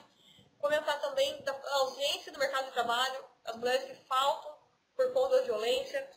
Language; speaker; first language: Portuguese; native; Portuguese